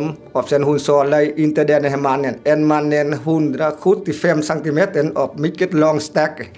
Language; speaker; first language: Swedish; non-native, learner; Vietnamese